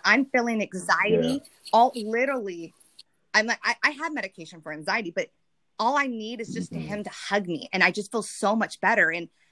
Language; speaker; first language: English; native; English